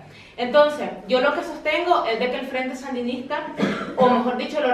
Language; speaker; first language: Spanish; native; Spanish